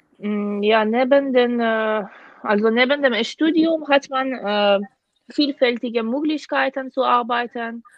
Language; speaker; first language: German; non-native, fluent; Persian